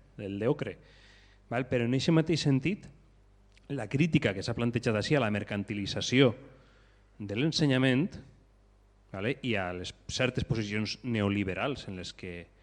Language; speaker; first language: Catalan; native; Catalan